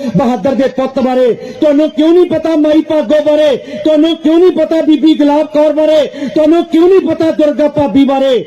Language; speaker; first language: Punjabi; non-native, local second language; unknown